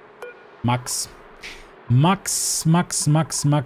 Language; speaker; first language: German; native; German